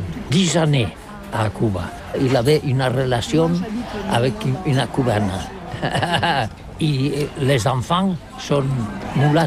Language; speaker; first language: French; non-native, learner; Catalan